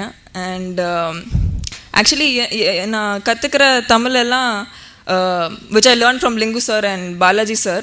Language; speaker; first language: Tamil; non-native, fluent; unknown